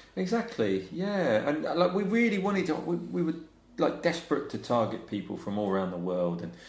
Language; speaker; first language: English; native; English